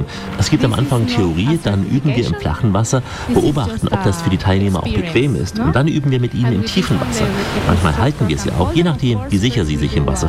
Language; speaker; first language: German; native; German